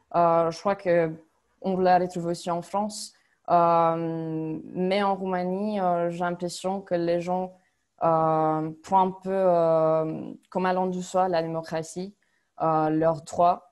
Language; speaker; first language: French; non-native, fluent; Romanian